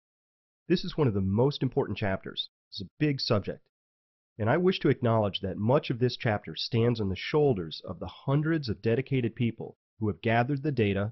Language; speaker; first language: English; native; English